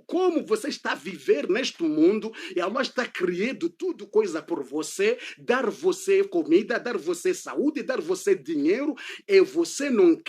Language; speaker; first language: Portuguese; non-native, learner; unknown